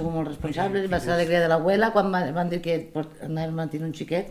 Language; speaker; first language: Catalan; native; Catalan